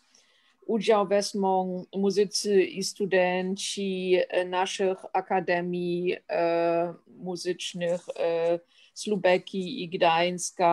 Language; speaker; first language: Polish; non-native, fluent; German